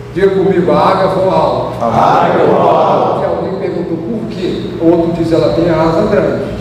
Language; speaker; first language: Portuguese; native; Portuguese